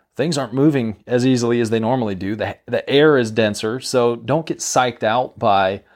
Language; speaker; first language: English; native; English